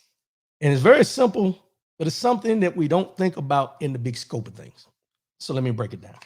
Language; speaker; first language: English; native; English